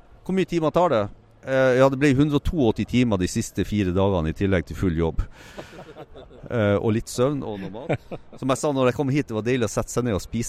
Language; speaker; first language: Norwegian; native; Norwegian